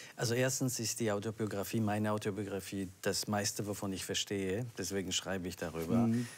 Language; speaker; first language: German; early bilingual, other home language; Polish